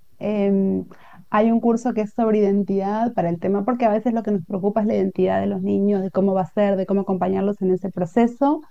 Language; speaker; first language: Spanish; native; Spanish